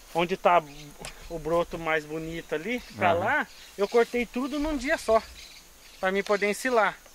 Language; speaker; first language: Portuguese; native; Portuguese